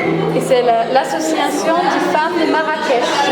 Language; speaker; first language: French; native; French